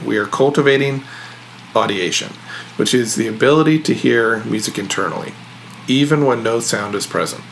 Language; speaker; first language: English; native; English